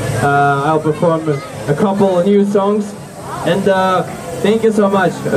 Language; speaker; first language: English; non-native, fluent; Ukrainian